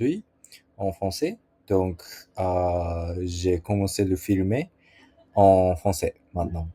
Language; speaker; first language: French; non-native, learner; Japanese